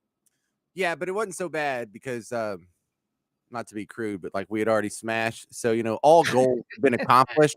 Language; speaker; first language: English; native; English